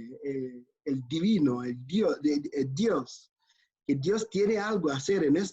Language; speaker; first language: Spanish; non-native, fluent; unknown